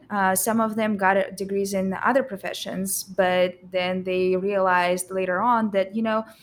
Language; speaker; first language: English; non-native, fluent; Russian